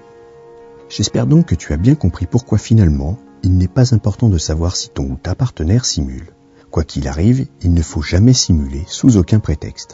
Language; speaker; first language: French; native; French